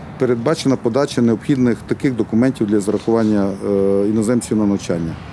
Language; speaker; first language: Ukrainian; native; Ukrainian